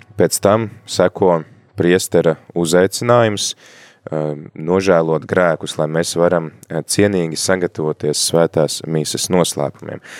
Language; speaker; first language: Latvian; native; Latvian